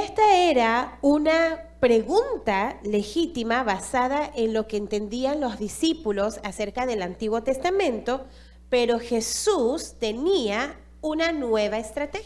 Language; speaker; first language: Spanish; non-native, fluent; English